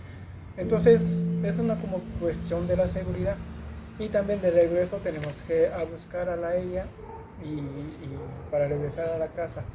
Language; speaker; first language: Spanish; non-native, learner; Japanese